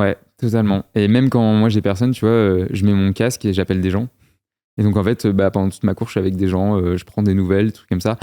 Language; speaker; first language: French; native; French